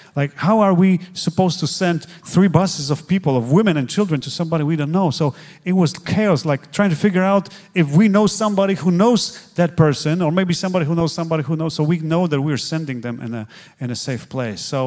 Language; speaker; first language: English; non-native, fluent; Polish